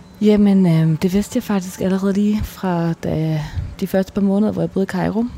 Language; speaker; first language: Danish; native; Danish